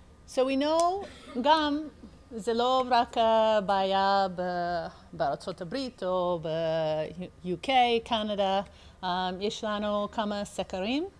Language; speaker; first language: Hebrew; early bilingual, heritage; English